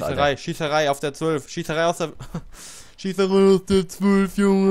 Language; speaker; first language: German; native; German